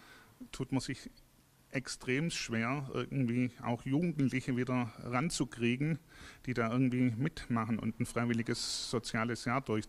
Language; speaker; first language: German; native; German